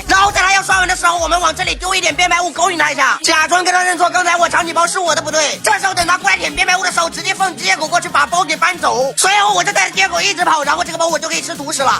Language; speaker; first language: Chinese; native; Chinese